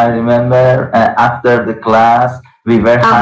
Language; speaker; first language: English; non-native, learner; Persian